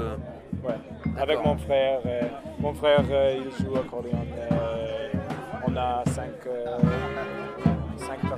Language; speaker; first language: French; non-native, learner; English